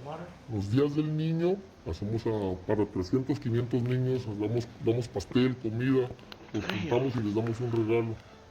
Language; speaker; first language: Spanish; native; Spanish